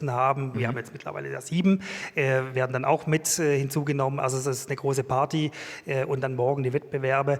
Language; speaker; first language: German; native; German